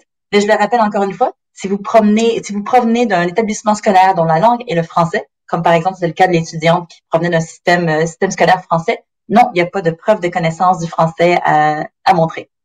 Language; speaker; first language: French; native; French